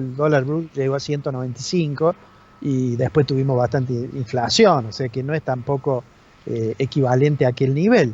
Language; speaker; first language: Spanish; native; Spanish